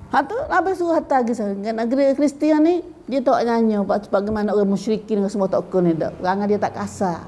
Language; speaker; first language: Malay; native; Malay